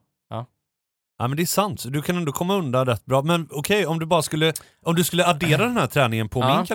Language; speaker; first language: Swedish; native; Swedish